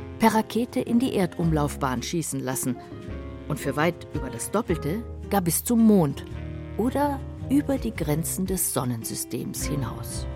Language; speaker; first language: German; native; German